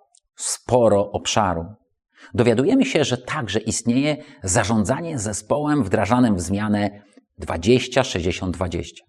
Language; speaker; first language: Polish; native; Polish